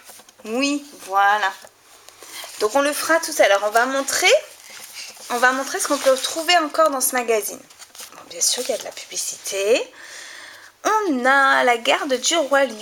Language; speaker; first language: French; native; French